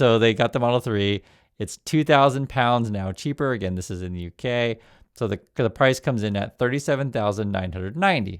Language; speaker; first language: English; native; English